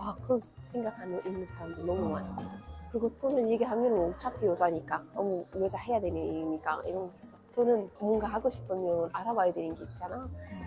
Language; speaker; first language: Korean; non-native, fluent; Arabic